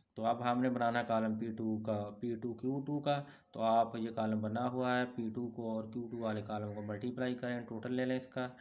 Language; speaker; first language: Urdu; non-native, local second language; Punjabi